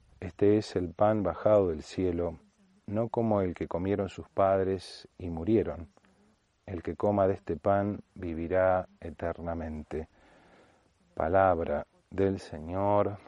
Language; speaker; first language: Spanish; native; Spanish